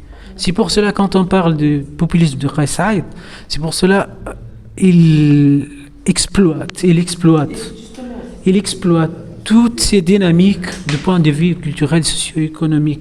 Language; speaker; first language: French; non-native, local second language; Arabic